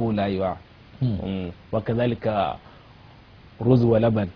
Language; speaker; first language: Arabic; non-native, fluent; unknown